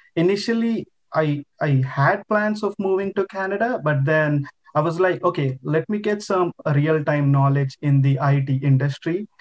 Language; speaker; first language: English; non-native, local second language; Telugu